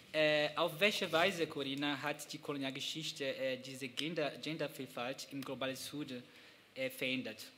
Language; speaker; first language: German; non-native, fluent; Portuguese